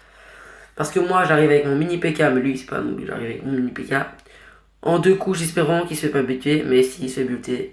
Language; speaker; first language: French; native; French